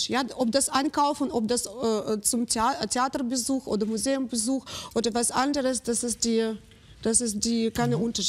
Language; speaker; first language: German; non-native, fluent; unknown